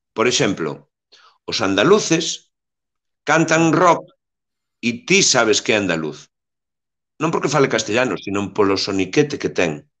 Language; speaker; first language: Galician; native; Galician